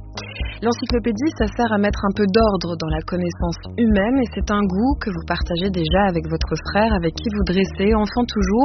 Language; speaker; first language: French; native; French